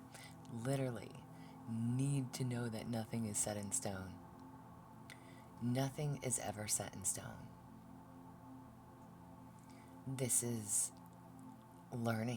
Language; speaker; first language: English; native; English